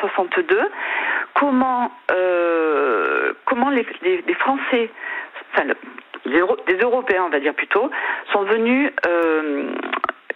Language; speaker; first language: French; native; French